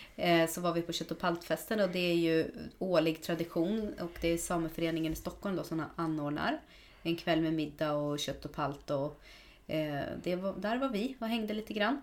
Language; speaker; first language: Swedish; native; Swedish